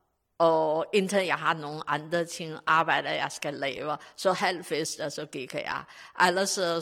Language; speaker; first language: Danish; non-native, learner; Chinese